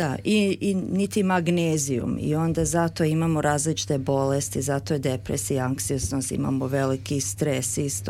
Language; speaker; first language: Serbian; early bilingual, heritage; Serbian